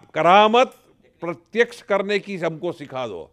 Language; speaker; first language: Hindi; non-native, local second language; Gujarati